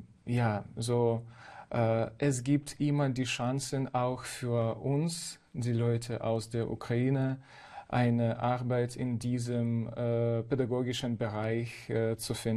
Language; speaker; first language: German; non-native, fluent; Ukrainian